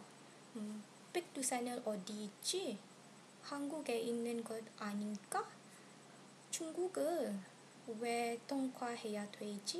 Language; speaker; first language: Korean; non-native, learner; Malay